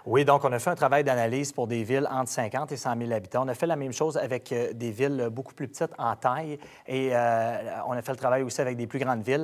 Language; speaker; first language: French; native; French